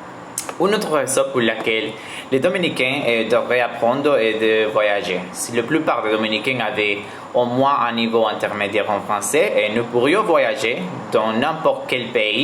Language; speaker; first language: French; non-native, learner; Spanish